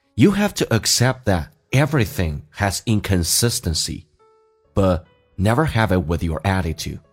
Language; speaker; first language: English; non-native, fluent; Chinese